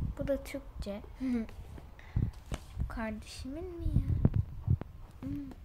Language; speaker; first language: Turkish; early bilingual, heritage; Turkish